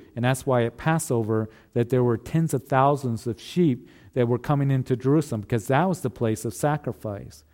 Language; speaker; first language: English; native; English